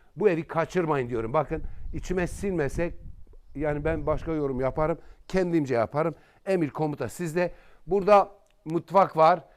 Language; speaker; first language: Turkish; native; Turkish